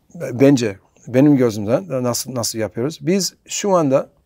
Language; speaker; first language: Turkish; non-native, learner; English